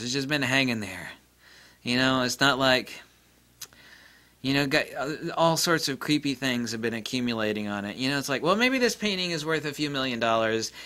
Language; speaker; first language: English; native; English